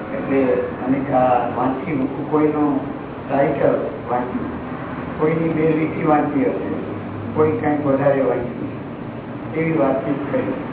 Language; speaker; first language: Gujarati; early bilingual, heritage; Gujarati